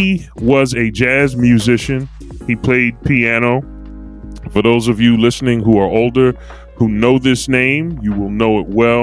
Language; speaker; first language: English; native; English